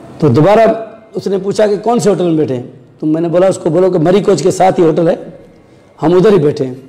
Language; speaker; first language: Urdu; non-native, local second language; Sindhi